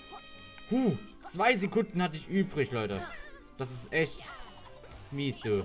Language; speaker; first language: German; native; German